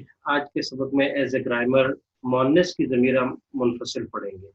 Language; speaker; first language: Urdu; native; Urdu